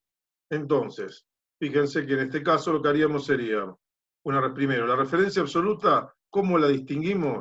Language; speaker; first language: Spanish; native; Spanish